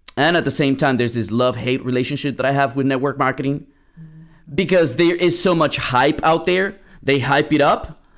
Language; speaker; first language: English; early bilingual, other home language; Spanish